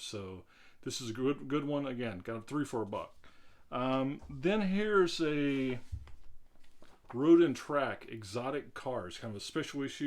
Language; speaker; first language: English; native; English